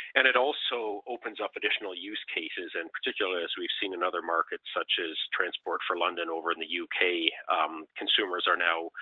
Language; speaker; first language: English; native; English